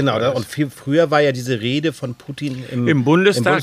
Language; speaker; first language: German; native; German